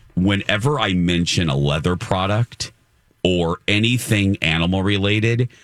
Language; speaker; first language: English; native; English